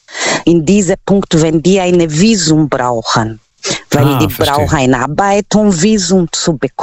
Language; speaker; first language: German; non-native, learner; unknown